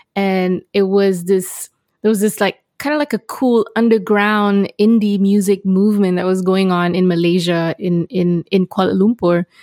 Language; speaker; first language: English; non-native, local second language; Malay